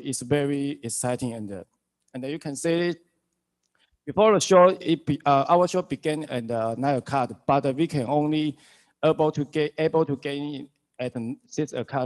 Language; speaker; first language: English; non-native, learner; Chinese